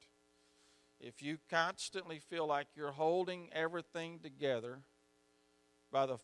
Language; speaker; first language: English; native; English